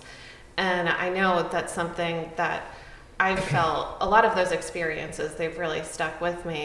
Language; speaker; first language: English; native; English